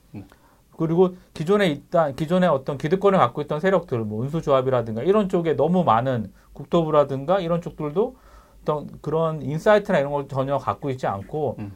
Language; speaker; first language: Korean; native; Korean